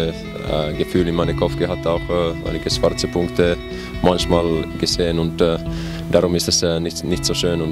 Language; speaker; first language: German; non-native, learner; Finnish